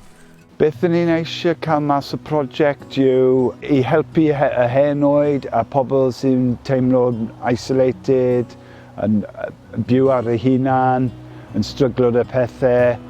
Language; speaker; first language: Welsh; non-native, fluent; English